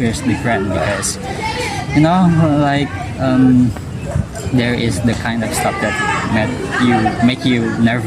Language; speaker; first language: English; non-native, learner; Indonesian